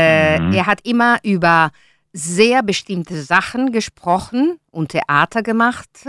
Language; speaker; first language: German; non-native, learner; Italian